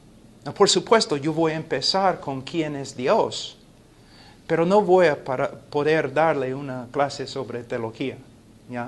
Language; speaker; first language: Spanish; non-native, fluent; English